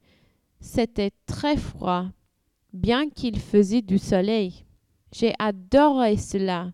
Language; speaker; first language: French; non-native, learner; English